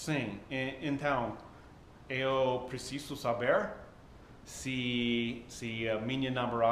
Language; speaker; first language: Portuguese; non-native, fluent; English